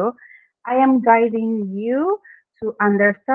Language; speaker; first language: English; non-native, fluent; Spanish